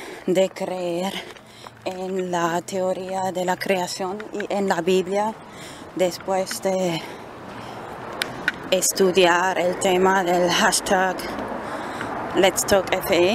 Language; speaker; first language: Spanish; non-native, fluent; German